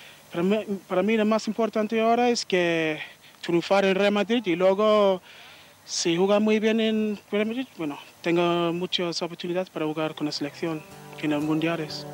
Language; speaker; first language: Spanish; non-native, learner; English